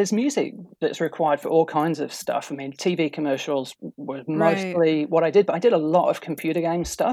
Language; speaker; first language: English; native; English